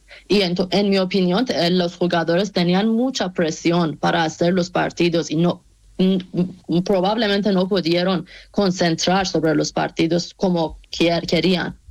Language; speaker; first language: Spanish; non-native, fluent; Persian